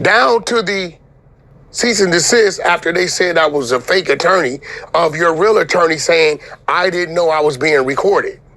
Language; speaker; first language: English; native; English